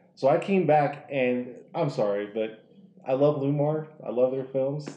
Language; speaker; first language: English; native; English